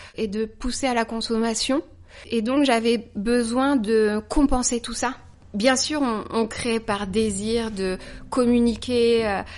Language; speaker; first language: French; native; French